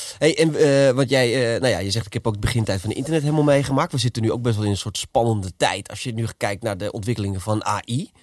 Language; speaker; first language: Dutch; native; Dutch